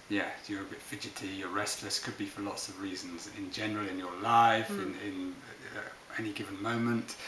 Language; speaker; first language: English; native; English